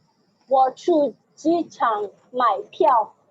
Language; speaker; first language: Chinese; non-native, learner; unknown